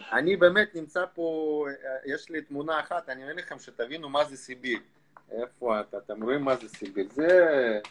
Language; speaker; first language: Hebrew; non-native, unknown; Russian